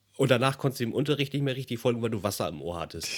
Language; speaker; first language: German; native; German